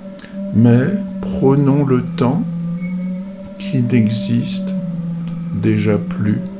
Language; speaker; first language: French; native; French